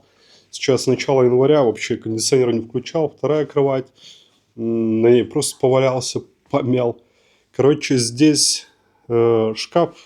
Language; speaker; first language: Russian; native; Russian